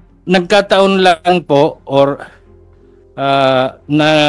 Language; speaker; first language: Filipino; native; Filipino